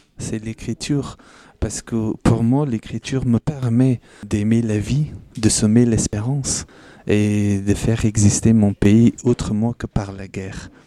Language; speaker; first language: French; non-native, fluent; Persian